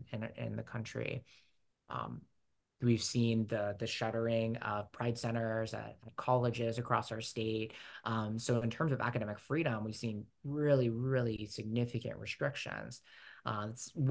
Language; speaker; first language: English; native; English